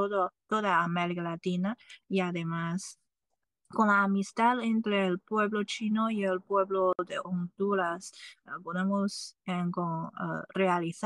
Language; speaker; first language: Spanish; non-native, fluent; Chinese